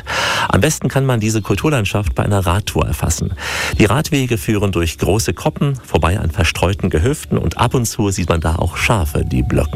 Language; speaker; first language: German; native; German